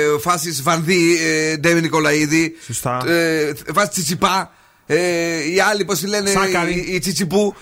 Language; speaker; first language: Greek; native; Greek